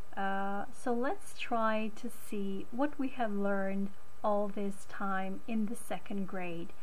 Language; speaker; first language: English; non-native, fluent; Macedonian